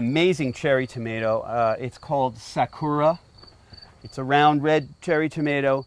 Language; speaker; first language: English; native; English